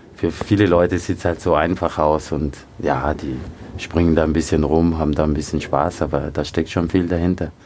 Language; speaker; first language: German; early bilingual, other home language; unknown